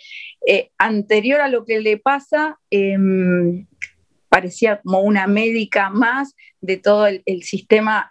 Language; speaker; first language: Spanish; native; Spanish